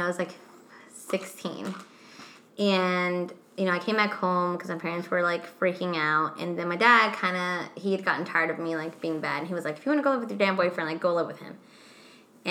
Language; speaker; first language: English; non-native, fluent; Spanish